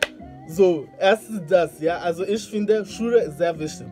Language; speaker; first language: German; non-native, learner; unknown